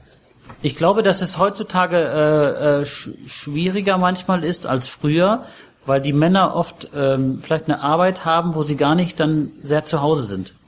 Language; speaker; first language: German; native; German